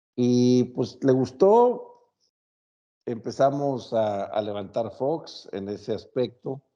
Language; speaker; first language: Spanish; native; Spanish